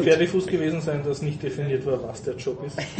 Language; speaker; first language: German; native; German